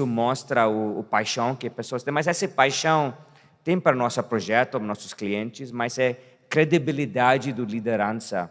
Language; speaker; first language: Portuguese; non-native, fluent; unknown